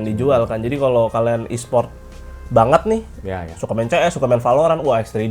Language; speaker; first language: Indonesian; native; Indonesian